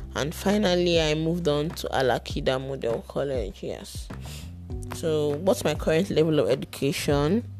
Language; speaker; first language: English; non-native, local second language; Yoruba